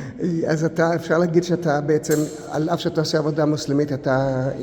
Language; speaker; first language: Hebrew; non-native, fluent; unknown